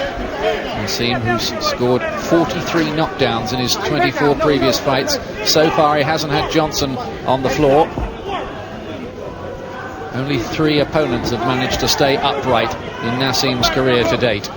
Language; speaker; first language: English; native; English